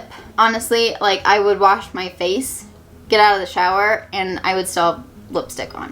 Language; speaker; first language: English; native; English